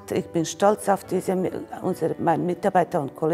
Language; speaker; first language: German; non-native, fluent; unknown